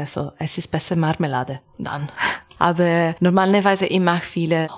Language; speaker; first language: German; non-native, learner; Italian